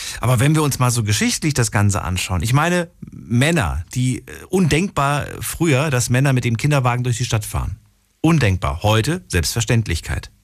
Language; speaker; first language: German; native; German